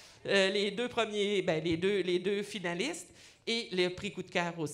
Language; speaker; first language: French; native; French